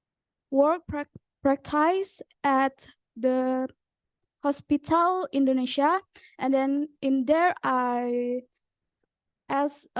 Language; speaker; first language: English; non-native, learner; Indonesian